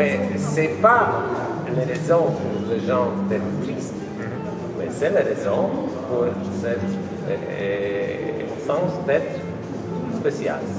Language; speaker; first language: French; non-native, learner; Polish